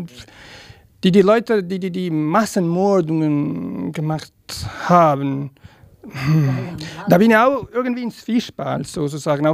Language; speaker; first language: German; non-native, fluent; Serbian